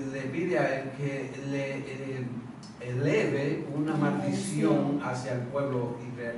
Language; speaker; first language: Spanish; native; Spanish